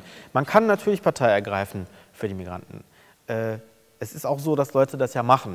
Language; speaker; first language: German; early bilingual, other home language; Turkish